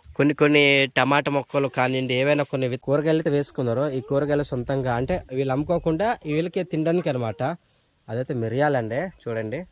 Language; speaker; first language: Telugu; non-native, local second language; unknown